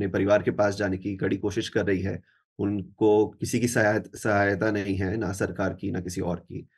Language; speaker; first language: Hindi; non-native, local second language; Marathi